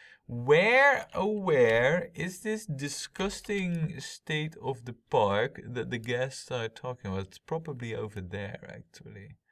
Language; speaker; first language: English; non-native, fluent; Dutch